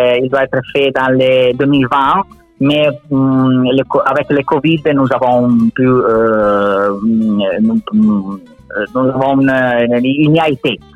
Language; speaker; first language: French; non-native, learner; Italian